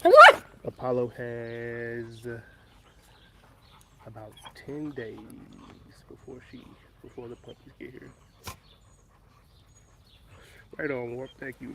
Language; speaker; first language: English; native; English